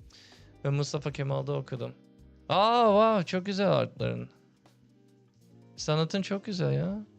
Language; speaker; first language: Turkish; early bilingual, heritage; Turkish